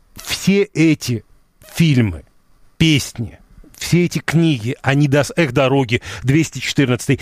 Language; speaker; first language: Russian; native; Russian